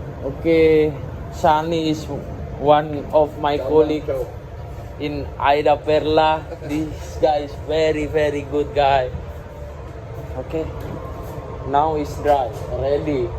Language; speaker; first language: English; non-native, learner; Indonesian